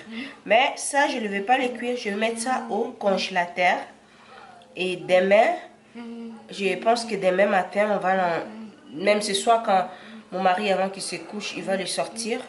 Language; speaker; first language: French; non-native, local second language; Lingala